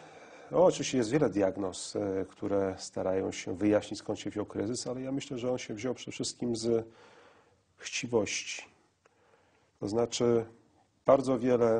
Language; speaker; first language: Polish; native; Polish